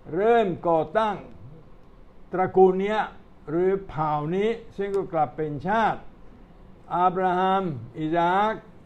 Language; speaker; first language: Thai; non-native, fluent; Italian